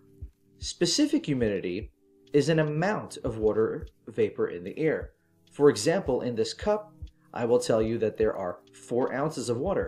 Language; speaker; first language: English; native; English